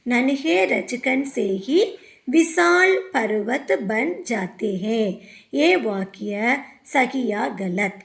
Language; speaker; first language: Hindi; non-native, local second language; Tamil